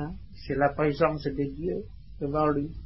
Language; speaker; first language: French; non-native, learner; Vietnamese